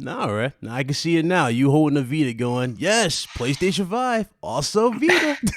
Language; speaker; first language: English; native; English